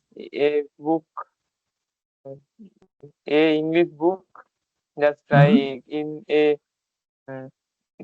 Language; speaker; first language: English; non-native, learner; Bangla